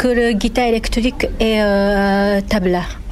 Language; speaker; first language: French; non-native, fluent; Japanese